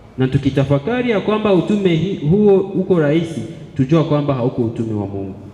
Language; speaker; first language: Swahili; native; Swahili